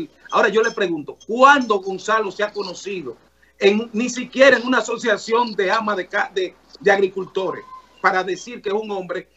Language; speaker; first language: Spanish; native; Spanish